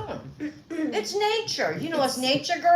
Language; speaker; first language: English; native; English